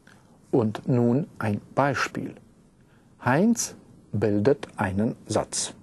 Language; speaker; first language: German; non-native, fluent; Russian